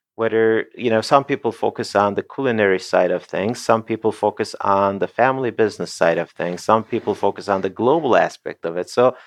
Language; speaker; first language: English; non-native, fluent; Turkish